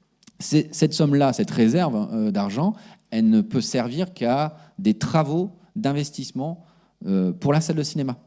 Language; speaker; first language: French; native; French